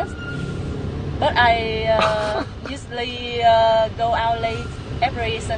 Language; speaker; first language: English; non-native, learner; Vietnamese